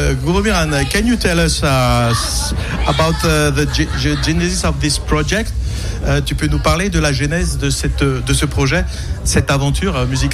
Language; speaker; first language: French; native; French